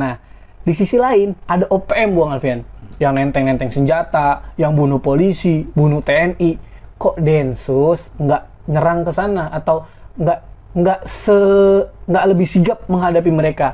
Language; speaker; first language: Indonesian; native; Indonesian